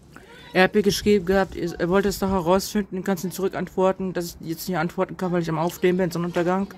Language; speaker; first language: German; native; German